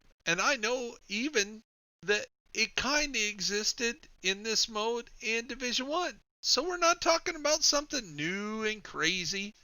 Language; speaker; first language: English; native; English